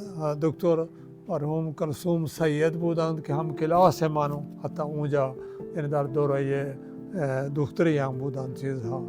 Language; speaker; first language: Persian; non-native, fluent; Urdu